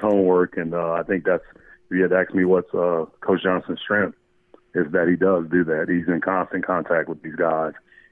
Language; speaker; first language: English; native; English